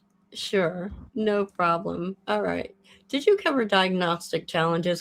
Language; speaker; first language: English; native; English